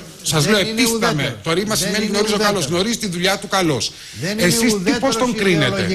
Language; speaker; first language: Greek; native; Greek